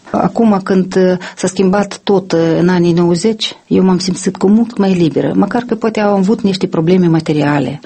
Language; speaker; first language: Romanian; non-native, local second language; Russian